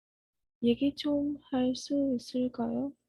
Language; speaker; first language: Korean; non-native, learner; English